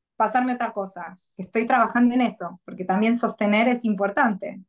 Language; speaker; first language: Spanish; native; Spanish